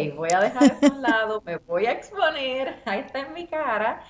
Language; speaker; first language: Spanish; native; Spanish